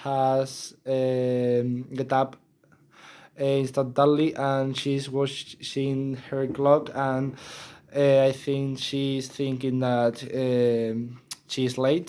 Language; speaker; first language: English; non-native, learner; Spanish